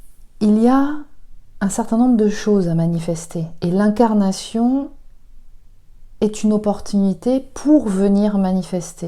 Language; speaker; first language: French; native; French